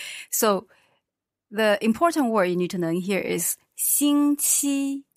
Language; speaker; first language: English; non-native, fluent; Chinese